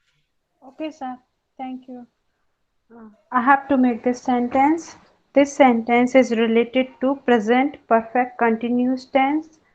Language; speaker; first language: English; non-native, learner; Hindi